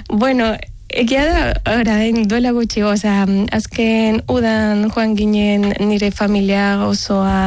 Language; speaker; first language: Basque; non-native, learner; Spanish